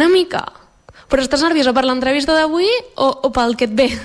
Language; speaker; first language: Catalan; native; Catalan